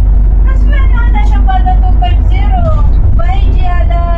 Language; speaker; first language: Arabic; non-native, learner; Filipino